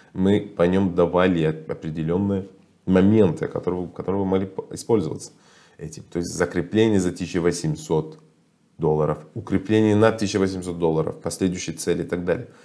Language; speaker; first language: Russian; non-native, fluent; Persian